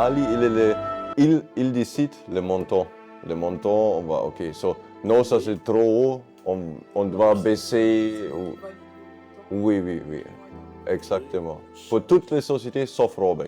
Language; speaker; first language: French; non-native, fluent; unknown